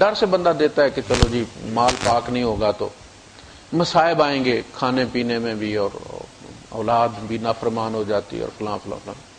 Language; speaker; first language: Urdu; non-native, local second language; Punjabi